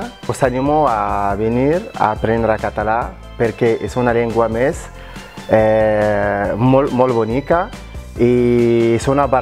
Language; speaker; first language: Catalan; non-native, learner; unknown